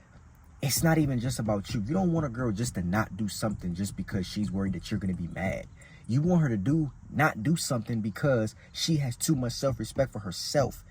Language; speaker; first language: English; native; English